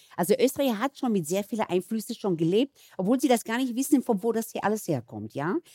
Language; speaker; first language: German; early bilingual, other home language; Hebrew